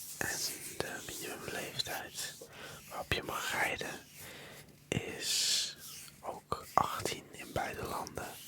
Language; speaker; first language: Dutch; native; Dutch